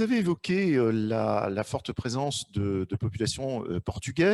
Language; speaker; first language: French; native; French